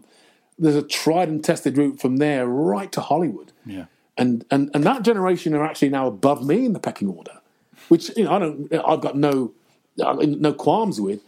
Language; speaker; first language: English; native; English